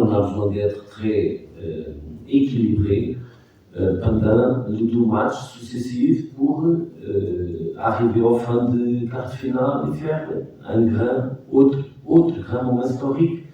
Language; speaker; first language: French; non-native, fluent; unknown